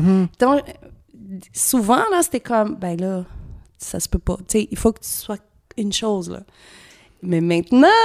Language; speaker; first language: French; non-native, fluent; Portuguese